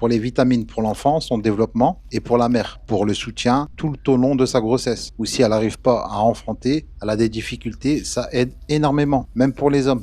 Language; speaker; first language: French; native; French